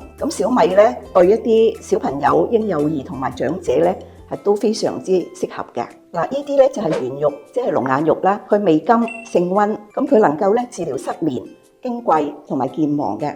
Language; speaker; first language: Cantonese; native; Cantonese